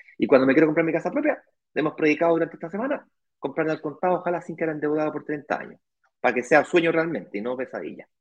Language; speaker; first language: Spanish; native; Spanish